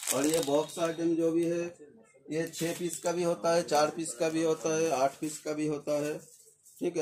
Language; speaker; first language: Hindi; non-native, local second language; Bangla